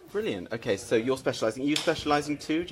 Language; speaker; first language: English; native; English